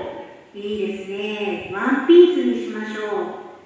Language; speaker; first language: Japanese; non-native, learner; Indonesian